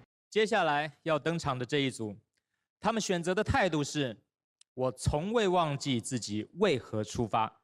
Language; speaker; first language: Chinese; native; Chinese